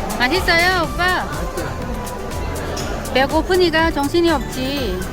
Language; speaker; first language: Korean; non-native, learner; Vietnamese